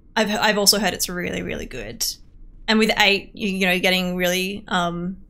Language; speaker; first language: English; native; English